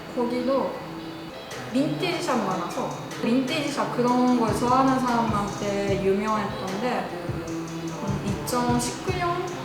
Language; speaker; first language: Korean; non-native, learner; Japanese